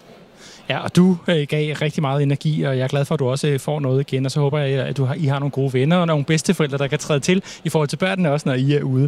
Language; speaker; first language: Danish; native; Danish